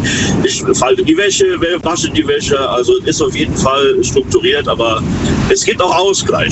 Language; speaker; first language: German; native; German